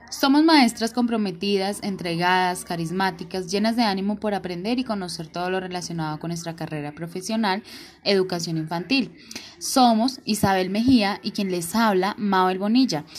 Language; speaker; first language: Spanish; native; Spanish